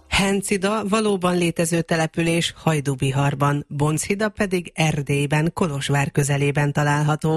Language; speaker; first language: Hungarian; native; Hungarian